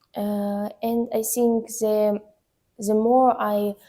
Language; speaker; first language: English; non-native, learner; Ukrainian